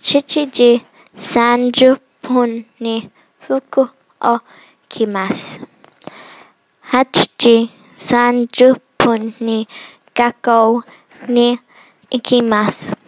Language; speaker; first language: Japanese; non-native, learner; English